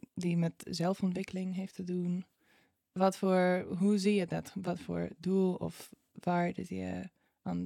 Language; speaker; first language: Dutch; non-native, fluent; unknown